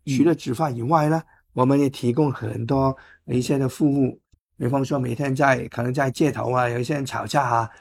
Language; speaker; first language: Chinese; non-native, fluent; Cantonese